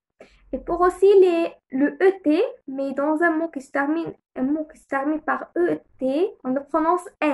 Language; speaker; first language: French; non-native, fluent; Arabic